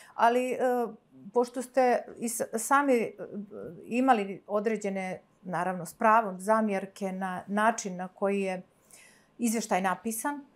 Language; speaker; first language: Serbian; native; Serbian